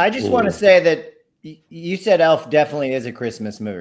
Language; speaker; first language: English; native; English